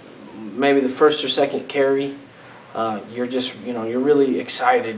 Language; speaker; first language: English; native; English